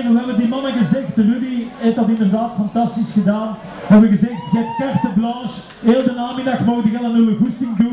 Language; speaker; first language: Dutch; native; Dutch